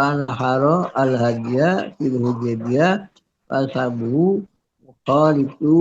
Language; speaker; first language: Arabic; non-native, fluent; Indonesian